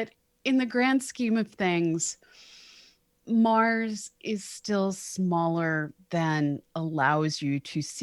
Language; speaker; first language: English; native; English